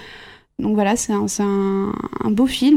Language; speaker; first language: French; native; French